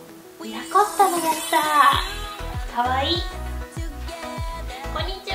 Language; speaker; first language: Japanese; native; Japanese